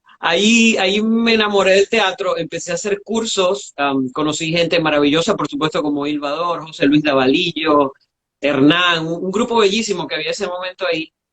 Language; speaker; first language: Spanish; native; Spanish